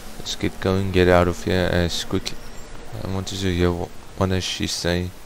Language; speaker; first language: English; non-native, fluent; Afrikaans